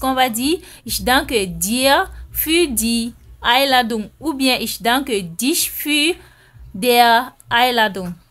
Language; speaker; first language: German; non-native, fluent; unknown